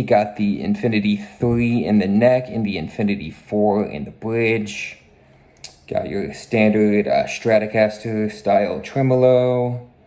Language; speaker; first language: English; native; English